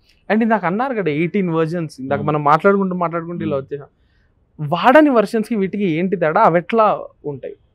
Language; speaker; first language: Telugu; native; Telugu